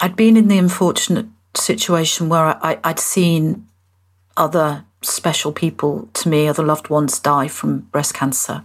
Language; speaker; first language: English; native; English